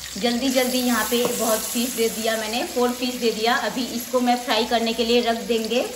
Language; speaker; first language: Hindi; non-native, local second language; Bangla